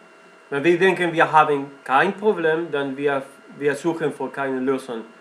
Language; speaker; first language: German; non-native, learner; Spanish